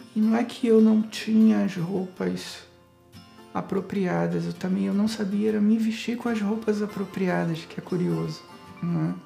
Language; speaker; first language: Portuguese; native; Portuguese